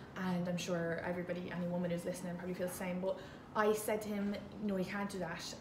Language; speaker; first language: English; native; English